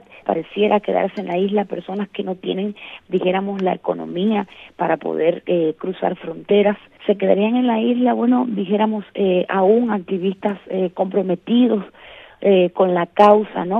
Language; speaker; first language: Spanish; native; Spanish